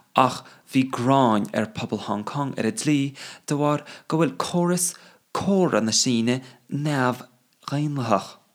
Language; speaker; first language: Irish; non-native, fluent; English